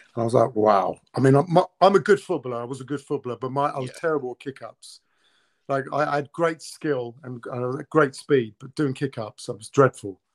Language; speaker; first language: English; early bilingual, other home language; Italian